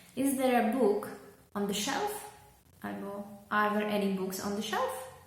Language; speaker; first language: English; non-native, fluent; Polish